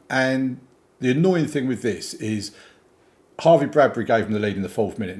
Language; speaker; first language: English; native; English